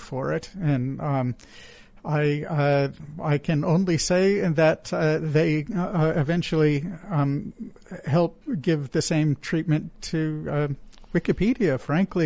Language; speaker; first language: English; native; English